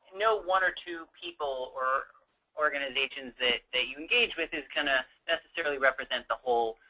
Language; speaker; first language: English; native; English